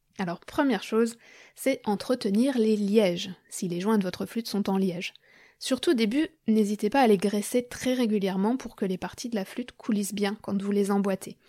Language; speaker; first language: French; native; French